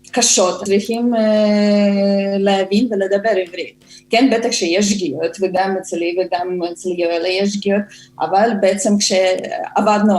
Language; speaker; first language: Hebrew; non-native, fluent; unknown